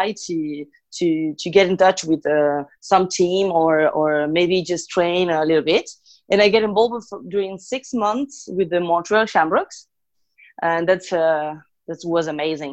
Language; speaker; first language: English; non-native, fluent; Spanish